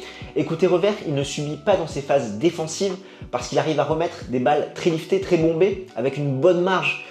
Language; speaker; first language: French; native; French